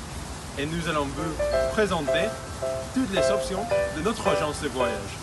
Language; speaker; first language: French; non-native, learner; Spanish